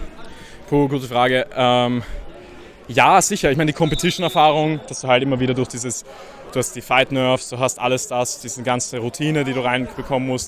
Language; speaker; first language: German; native; German